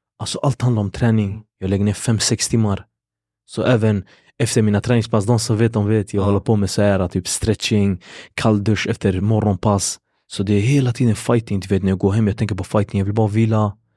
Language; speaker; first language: Swedish; early bilingual, other home language; Kurdish